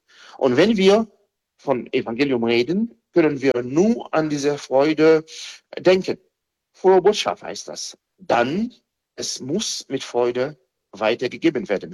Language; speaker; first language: German; non-native, fluent; Haitian Creole